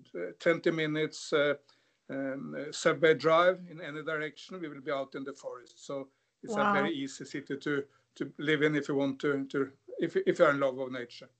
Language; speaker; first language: English; non-native, fluent; Norwegian